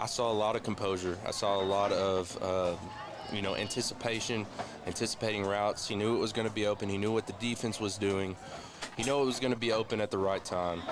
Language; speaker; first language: English; native; English